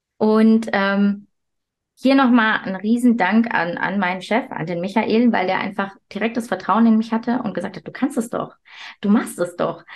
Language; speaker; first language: German; early bilingual, other home language; Turkish